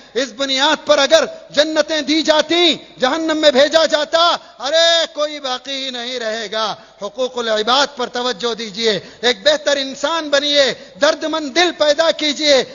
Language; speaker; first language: Urdu; native; Urdu